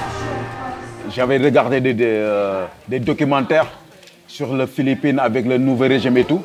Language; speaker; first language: French; non-native, local second language; Wolof